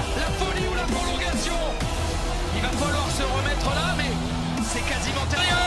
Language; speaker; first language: French; native; French